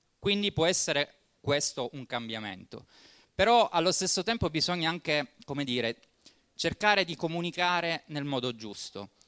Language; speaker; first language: Italian; native; Italian